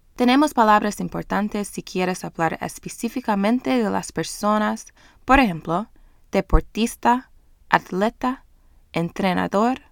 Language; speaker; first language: Spanish; non-native, fluent; English